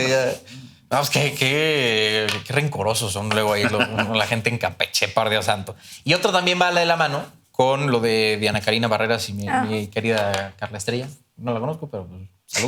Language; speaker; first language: Spanish; native; Spanish